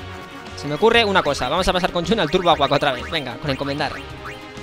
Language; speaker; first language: Spanish; native; Spanish